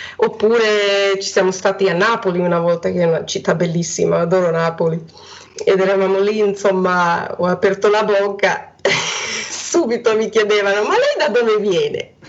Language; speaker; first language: Italian; non-native, fluent; Hungarian